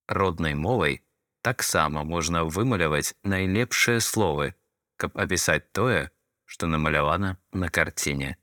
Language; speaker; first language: Belarusian; non-native, local second language; Russian